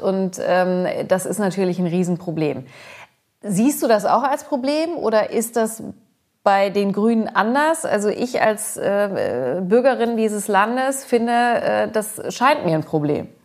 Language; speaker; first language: German; early bilingual, other home language; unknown